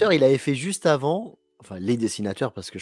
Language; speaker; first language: French; native; French